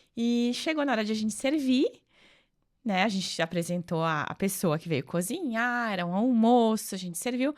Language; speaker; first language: Portuguese; native; Portuguese